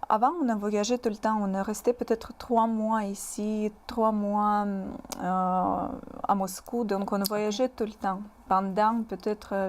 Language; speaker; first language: French; non-native, fluent; Russian